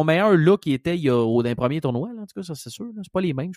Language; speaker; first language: French; native; French